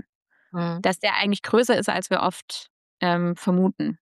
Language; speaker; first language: German; native; German